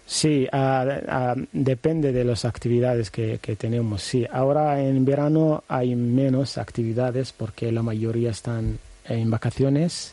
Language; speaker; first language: Spanish; non-native, learner; Arabic